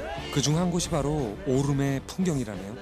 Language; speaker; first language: Korean; native; Korean